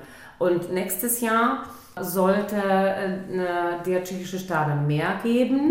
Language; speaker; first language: German; non-native, local second language; Czech